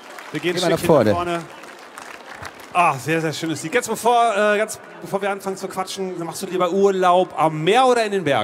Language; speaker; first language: German; native; German